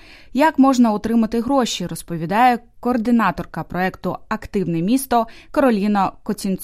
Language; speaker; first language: Ukrainian; native; Ukrainian